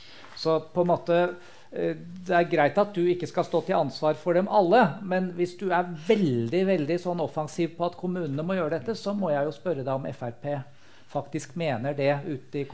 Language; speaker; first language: Norwegian; native; Norwegian